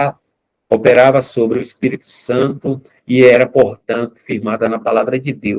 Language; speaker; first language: Portuguese; native; Portuguese